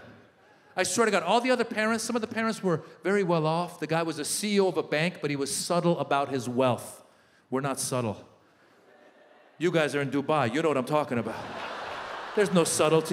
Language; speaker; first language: English; native; English